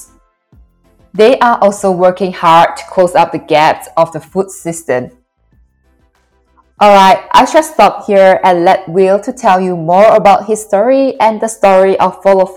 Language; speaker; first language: English; non-native, local second language; Chinese